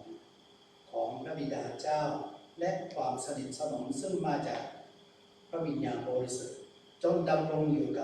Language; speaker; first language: Thai; non-native, local second language; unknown